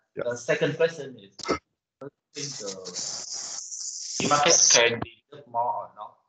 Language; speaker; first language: English; non-native, learner; Vietnamese